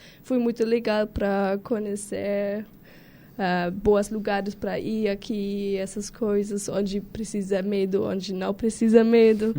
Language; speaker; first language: Portuguese; non-native, learner; German